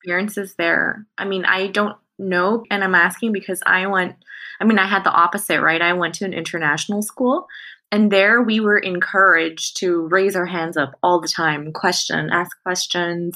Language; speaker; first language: English; non-native, fluent; Thai